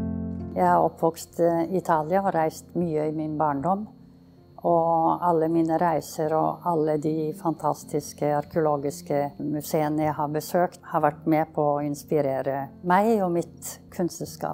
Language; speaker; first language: Norwegian; early bilingual, heritage; Norwegian